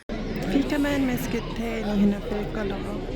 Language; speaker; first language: Arabic; non-native, fluent; German